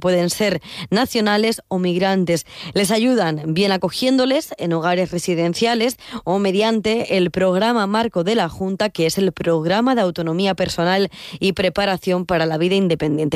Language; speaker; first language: Spanish; non-native, local second language; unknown